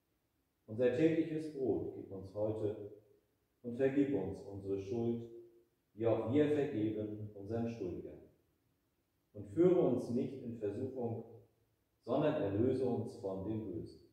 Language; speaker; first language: German; native; German